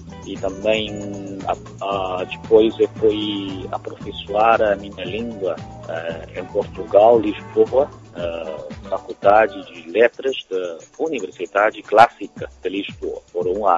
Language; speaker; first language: Portuguese; non-native, fluent; Chinese